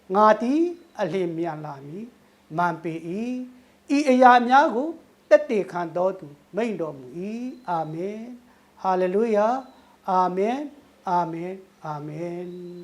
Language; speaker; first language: Burmese; non-native, local second language; Thado Chin